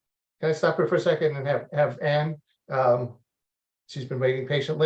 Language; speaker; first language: English; native; English